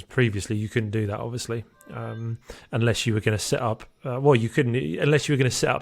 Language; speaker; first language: English; native; English